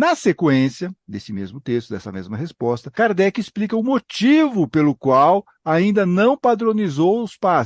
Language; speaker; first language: Portuguese; native; Portuguese